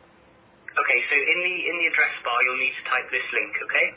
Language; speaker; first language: English; native; English